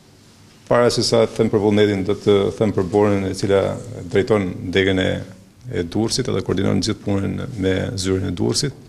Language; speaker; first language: Albanian; native; Albanian